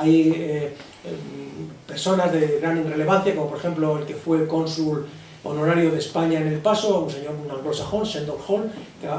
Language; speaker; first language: Spanish; native; Spanish